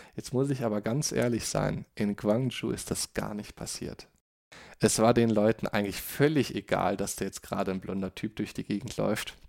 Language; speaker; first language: German; native; German